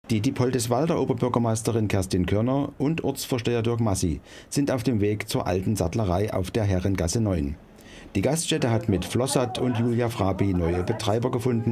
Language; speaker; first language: German; native; German